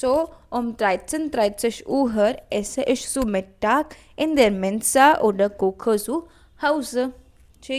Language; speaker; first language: German; non-native, learner; Hindi